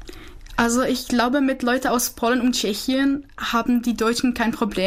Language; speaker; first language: German; non-native, fluent; Czech